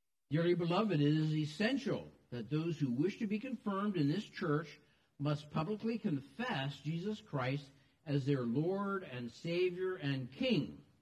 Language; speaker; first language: English; native; English